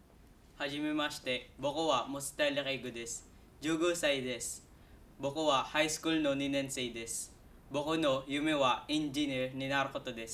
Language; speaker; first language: Japanese; non-native, learner; Filipino